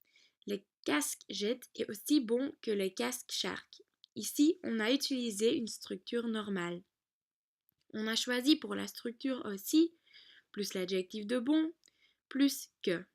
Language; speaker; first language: French; non-native, learner; Dutch